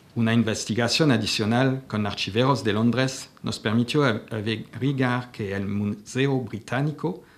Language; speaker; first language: Spanish; non-native, fluent; French